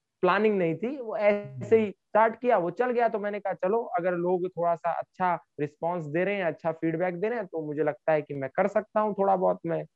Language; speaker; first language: Hindi; native; Hindi